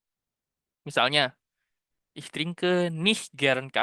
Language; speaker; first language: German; non-native, fluent; Indonesian